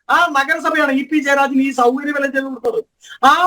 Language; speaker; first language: Malayalam; native; Malayalam